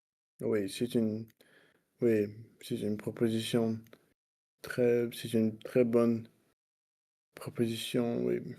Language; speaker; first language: French; non-native, learner; Russian